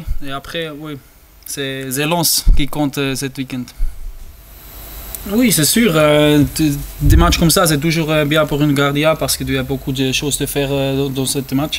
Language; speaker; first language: French; non-native, learner; German